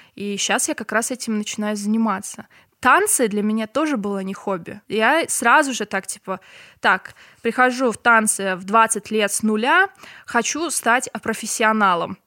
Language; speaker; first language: Russian; non-native, local second language; Turkmen